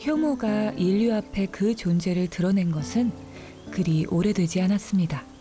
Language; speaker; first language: Korean; native; Korean